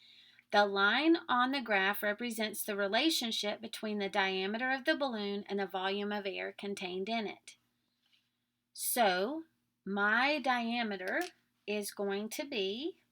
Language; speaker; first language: English; native; English